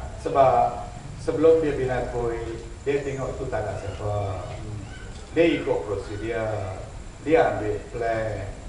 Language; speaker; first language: Malay; non-native, local second language; Tamil